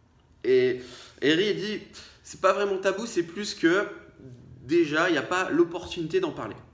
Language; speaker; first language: French; native; French